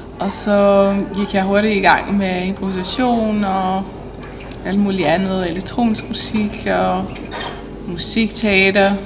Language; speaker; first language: Danish; non-native, fluent; Portuguese